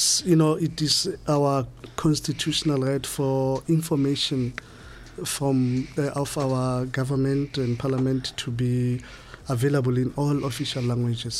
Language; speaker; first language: English; non-native, local second language; Southern Sotho